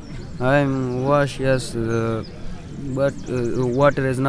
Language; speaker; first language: English; non-native, learner; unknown